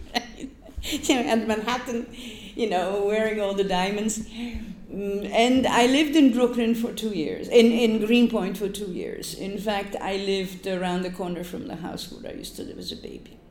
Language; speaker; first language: English; non-native, fluent; Polish